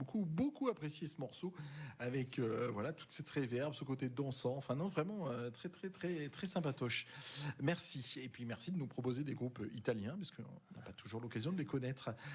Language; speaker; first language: French; native; French